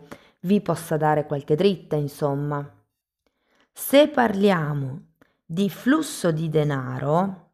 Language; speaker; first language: Italian; native; Italian